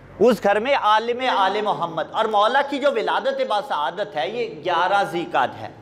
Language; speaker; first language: Urdu; non-native, local second language; Punjabi